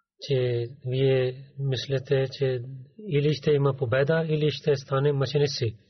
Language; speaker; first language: Bulgarian; non-native, learner; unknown